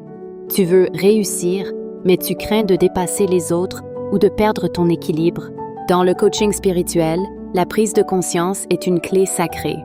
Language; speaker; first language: French; native; French